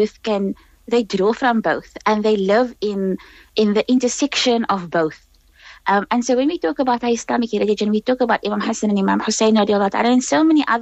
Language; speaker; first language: English; native; English